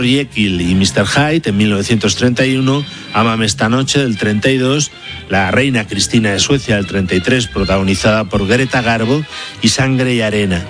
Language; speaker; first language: Spanish; native; Spanish